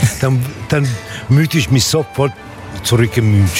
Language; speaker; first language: German; non-native, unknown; Italian